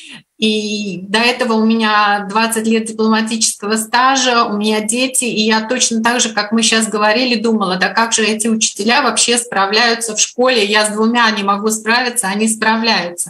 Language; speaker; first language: Russian; native; Russian